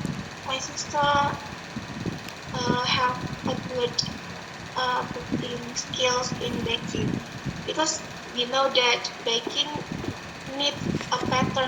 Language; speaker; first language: English; non-native, learner; Indonesian